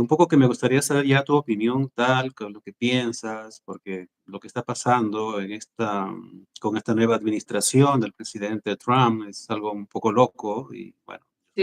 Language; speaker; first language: Spanish; native; Spanish